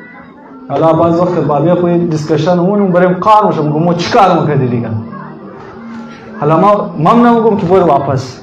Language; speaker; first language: Persian; native; Persian